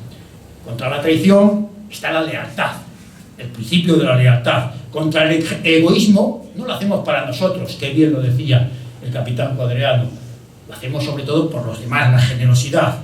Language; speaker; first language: Spanish; native; Spanish